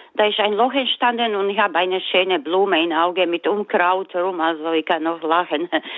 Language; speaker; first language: German; non-native, learner; Croatian